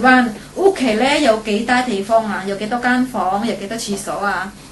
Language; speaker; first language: Cantonese; native; Cantonese